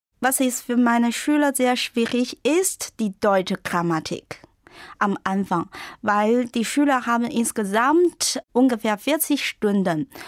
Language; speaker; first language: German; non-native, fluent; Chinese